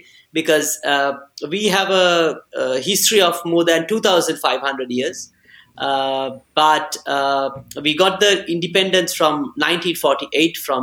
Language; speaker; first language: English; non-native, local second language; Sinhala